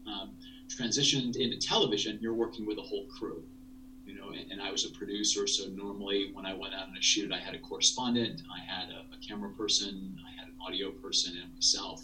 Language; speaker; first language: English; native; English